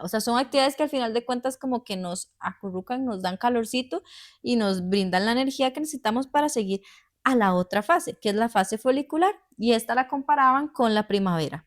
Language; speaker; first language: Spanish; native; Spanish